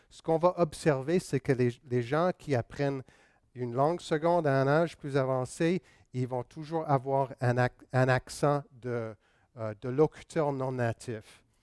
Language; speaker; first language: French; non-native, local second language; English